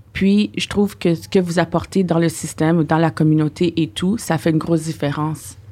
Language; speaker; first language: French; non-native, fluent; English